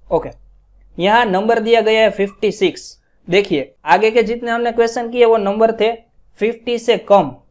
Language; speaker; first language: Hindi; non-native, local second language; Gujarati